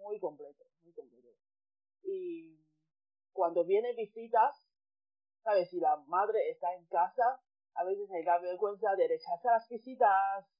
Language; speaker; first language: Spanish; non-native, fluent; Chinese